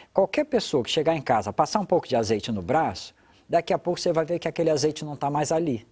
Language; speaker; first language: Portuguese; native; Portuguese